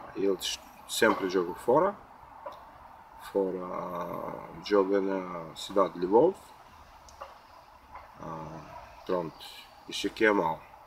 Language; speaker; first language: Portuguese; non-native, learner; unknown